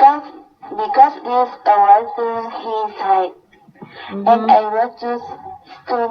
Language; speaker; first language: English; non-native, learner; Indonesian